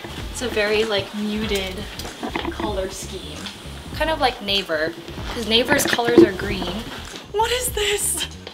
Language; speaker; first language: English; early bilingual, other home language; Korean